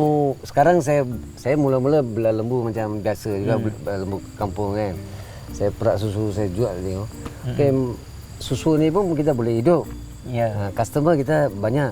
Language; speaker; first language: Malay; non-native, local second language; Tamil